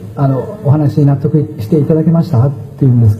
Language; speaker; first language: Japanese; native; Japanese